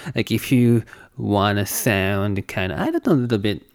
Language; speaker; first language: English; non-native, fluent; Japanese